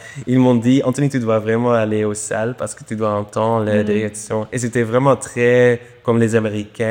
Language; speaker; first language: French; non-native, learner; Dutch